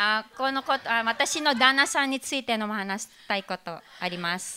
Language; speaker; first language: Japanese; non-native, fluent; Filipino